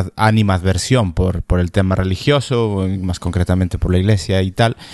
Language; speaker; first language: Spanish; native; Spanish